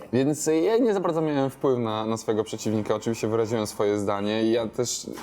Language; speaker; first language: Polish; native; Polish